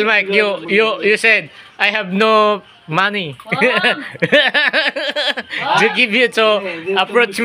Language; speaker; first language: English; non-native, learner; Cebuano